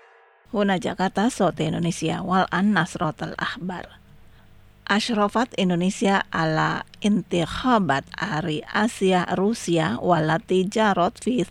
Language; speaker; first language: Arabic; non-native, fluent; Indonesian